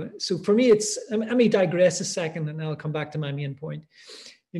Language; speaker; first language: English; native; English